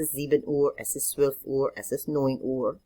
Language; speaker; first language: German; non-native, fluent; English